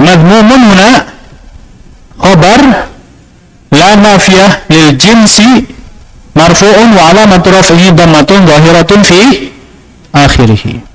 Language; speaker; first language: Arabic; non-native, fluent; Indonesian